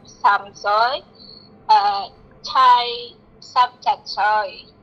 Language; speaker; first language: Cantonese; non-native, learner; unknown